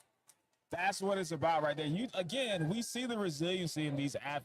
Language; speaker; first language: English; native; English